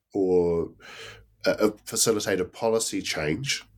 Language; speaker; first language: English; native; English